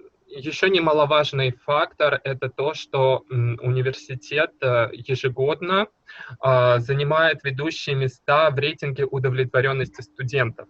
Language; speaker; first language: Russian; native; Russian